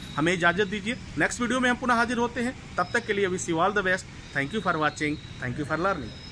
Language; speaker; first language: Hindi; native; Hindi